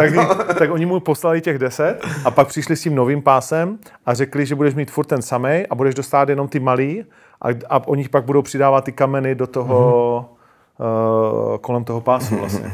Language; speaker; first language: Czech; native; Czech